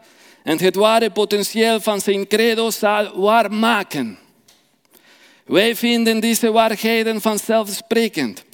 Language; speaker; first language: Dutch; non-native, fluent; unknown